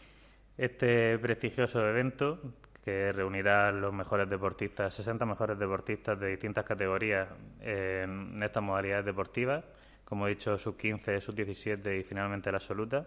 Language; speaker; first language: Spanish; native; Spanish